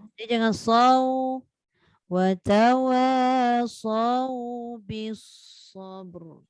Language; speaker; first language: Malay; native; Malay